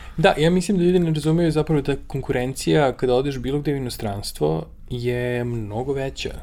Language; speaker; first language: Serbian; native; Serbian